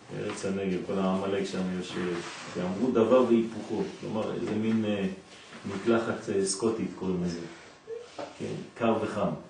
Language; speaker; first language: Hebrew; non-native, fluent; French